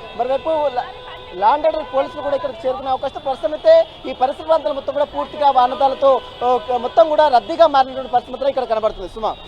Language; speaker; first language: Telugu; native; Telugu